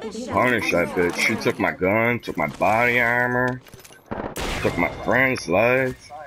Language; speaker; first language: English; native; English